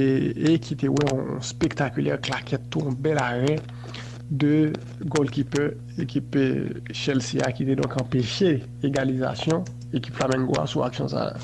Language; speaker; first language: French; non-native, local second language; Haitian Creole